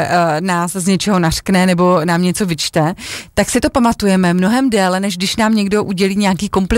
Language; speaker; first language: Czech; native; Czech